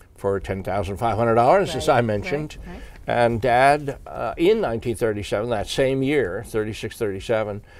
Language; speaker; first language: English; native; English